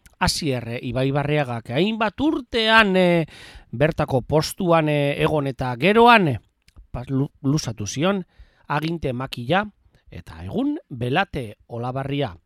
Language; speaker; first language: Basque; native; Basque